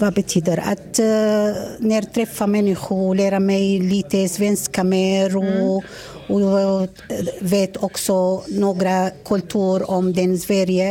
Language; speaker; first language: Swedish; non-native, learner; Arabic